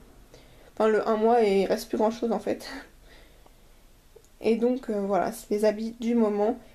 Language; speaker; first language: French; native; French